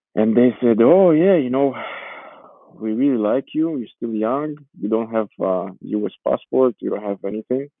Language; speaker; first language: English; non-native, fluent; Georgian